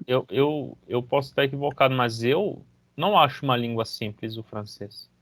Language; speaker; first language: Portuguese; native; Portuguese